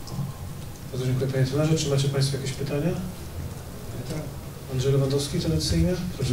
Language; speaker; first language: Polish; native; Polish